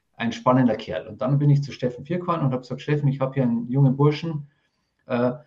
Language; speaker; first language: German; native; German